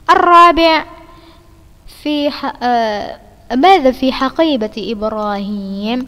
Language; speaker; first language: Arabic; non-native, fluent; Indonesian